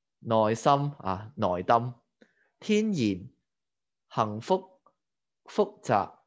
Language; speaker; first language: Vietnamese; non-native, fluent; Cantonese